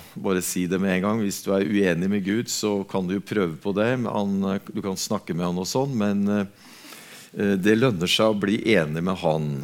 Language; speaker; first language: Norwegian; native; Norwegian